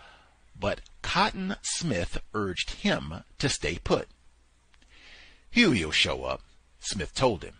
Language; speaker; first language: English; native; English